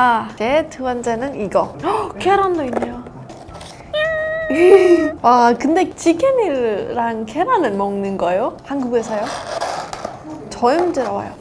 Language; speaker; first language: Korean; non-native, fluent; Persian